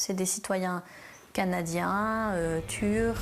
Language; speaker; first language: French; native; French